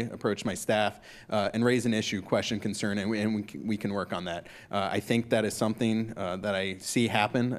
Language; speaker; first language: English; native; English